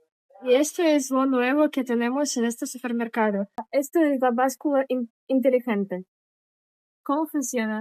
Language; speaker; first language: Spanish; non-native, fluent; Russian